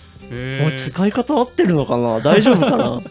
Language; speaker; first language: Japanese; native; Japanese